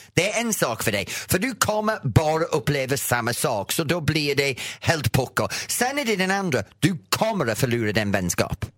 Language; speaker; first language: Swedish; non-native, fluent; English